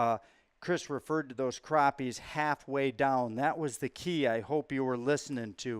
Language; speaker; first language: English; native; English